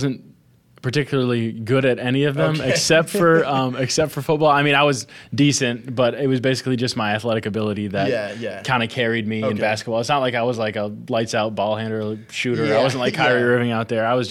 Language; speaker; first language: English; native; English